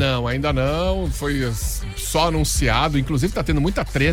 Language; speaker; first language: Portuguese; native; Portuguese